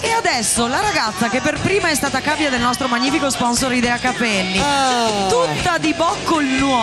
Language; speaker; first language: Italian; native; Italian